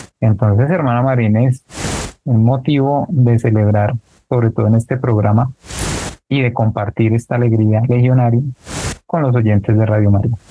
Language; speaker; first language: Spanish; native; Spanish